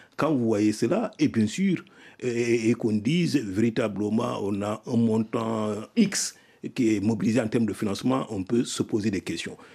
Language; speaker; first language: French; non-native, local second language; Soninke